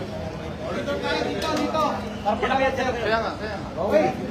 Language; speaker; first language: Filipino; native; Filipino